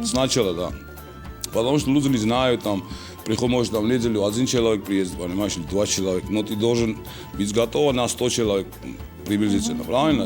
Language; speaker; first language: Russian; non-native, local second language; Georgian